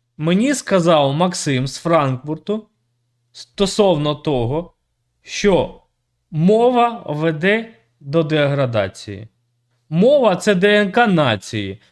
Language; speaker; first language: Ukrainian; native; Ukrainian